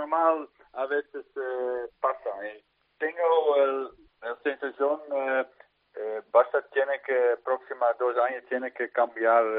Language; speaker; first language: Spanish; non-native, fluent; Dutch